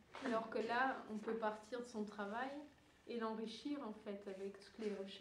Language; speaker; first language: French; early bilingual, other home language; Dutch